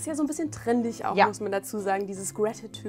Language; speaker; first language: German; native; German